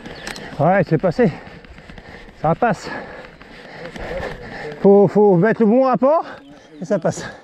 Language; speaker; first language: French; native; French